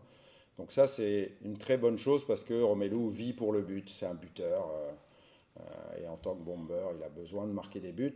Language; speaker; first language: French; native; French